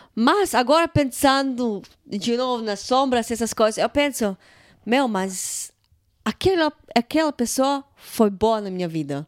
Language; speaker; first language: Portuguese; non-native, fluent; Russian